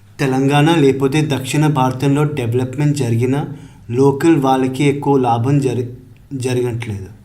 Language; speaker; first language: Telugu; early bilingual, heritage; Telugu